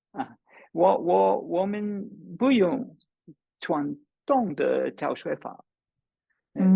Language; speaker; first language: Chinese; non-native, fluent; English